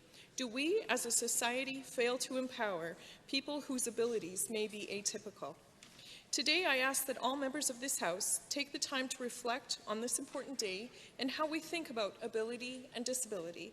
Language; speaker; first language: English; native; English